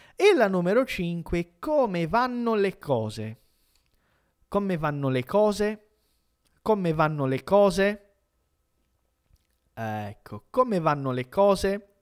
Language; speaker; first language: Italian; non-native, fluent; Portuguese